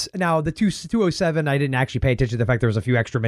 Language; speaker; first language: English; native; English